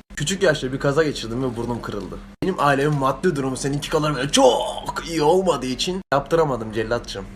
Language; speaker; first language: Turkish; native; Turkish